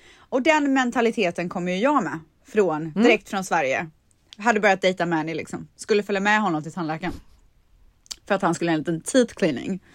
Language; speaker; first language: Swedish; native; Swedish